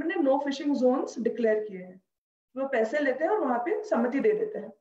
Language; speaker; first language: Hindi; non-native, local second language; Marathi